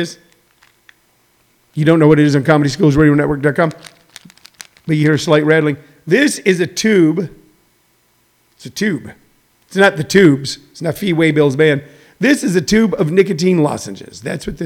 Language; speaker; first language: English; native; English